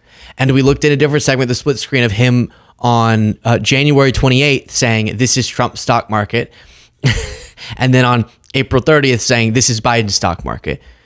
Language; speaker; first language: English; native; English